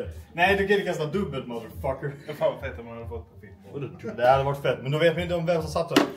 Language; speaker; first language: Swedish; native; Swedish